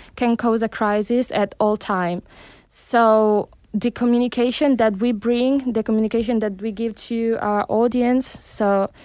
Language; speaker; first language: English; early bilingual, heritage; Spanish